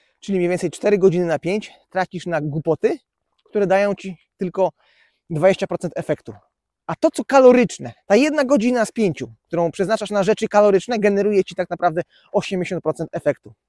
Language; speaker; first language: Polish; native; Polish